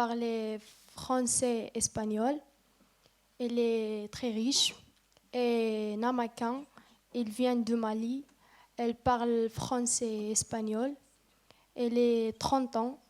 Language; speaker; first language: French; non-native, learner; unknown